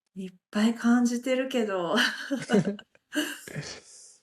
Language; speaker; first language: Japanese; native; Japanese